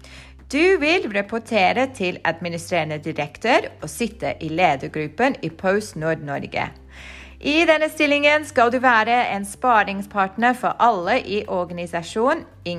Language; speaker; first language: Norwegian; non-native, fluent; English